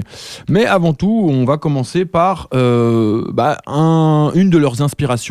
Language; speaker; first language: French; native; French